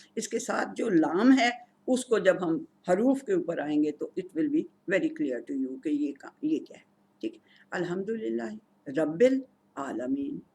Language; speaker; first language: Urdu; non-native, local second language; Punjabi